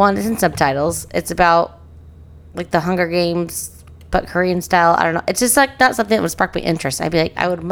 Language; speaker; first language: English; native; English